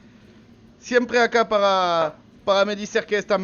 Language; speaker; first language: Spanish; non-native, learner; French